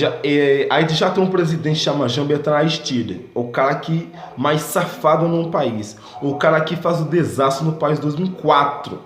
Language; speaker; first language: Portuguese; non-native, fluent; Haitian Creole